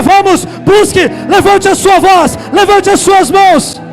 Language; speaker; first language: Portuguese; native; Portuguese